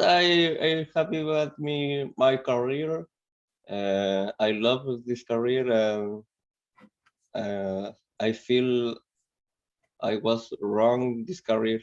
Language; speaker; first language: English; non-native, learner; Spanish